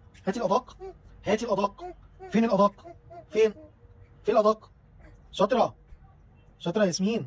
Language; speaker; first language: Arabic; native; Arabic